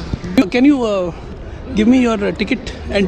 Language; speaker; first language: English; non-native, local second language; Hindi